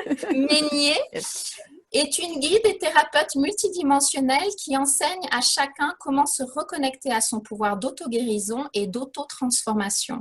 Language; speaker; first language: French; native; French